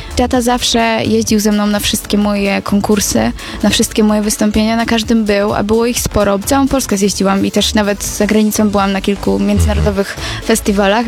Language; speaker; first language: Polish; native; Polish